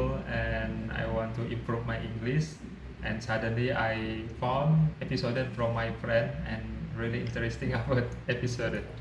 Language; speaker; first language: English; non-native, learner; Indonesian